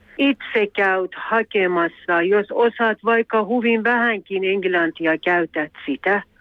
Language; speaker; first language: Finnish; non-native, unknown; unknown